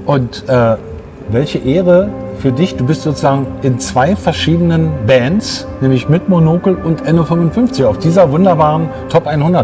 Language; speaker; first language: German; native; German